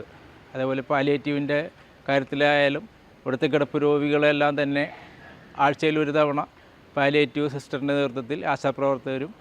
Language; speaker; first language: Malayalam; native; Malayalam